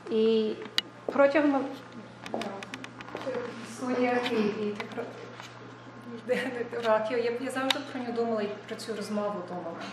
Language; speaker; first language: Ukrainian; early bilingual, heritage; Ukrainian